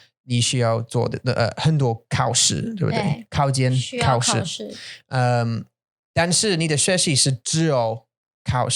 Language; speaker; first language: Chinese; non-native, learner; English